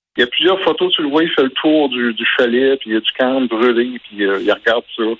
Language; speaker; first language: French; native; French